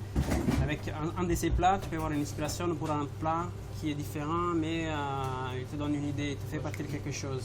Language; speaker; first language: French; non-native, fluent; Italian